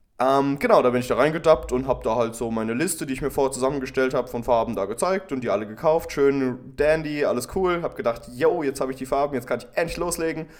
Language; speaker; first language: German; native; German